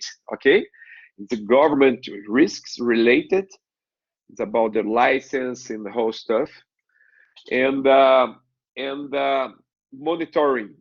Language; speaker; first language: English; non-native, learner; Portuguese